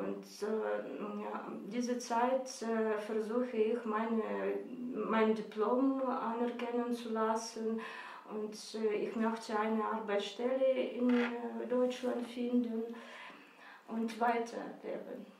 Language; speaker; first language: German; non-native, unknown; Russian